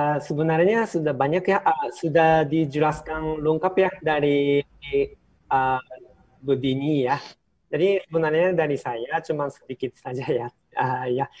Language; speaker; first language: Indonesian; non-native, fluent; Japanese